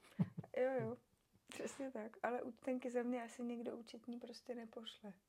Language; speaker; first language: Czech; native; Czech